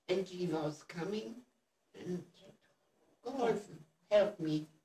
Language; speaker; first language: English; non-native, learner; German